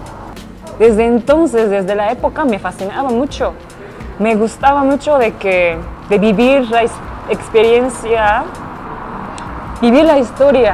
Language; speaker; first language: Spanish; non-native, fluent; Japanese